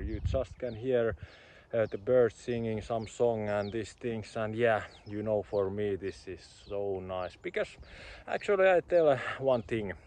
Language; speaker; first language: English; non-native, learner; Finnish